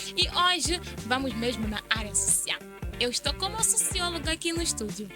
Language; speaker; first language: Portuguese; native; Portuguese